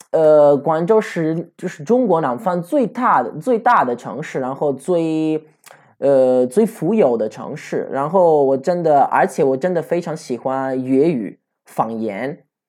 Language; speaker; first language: Chinese; non-native, fluent; Italian